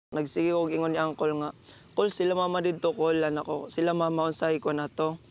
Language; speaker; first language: English; non-native, local second language; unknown